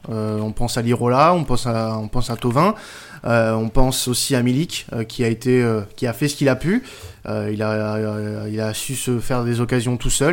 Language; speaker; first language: French; native; French